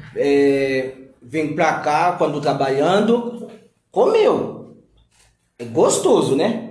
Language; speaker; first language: Portuguese; non-native, learner; Haitian Creole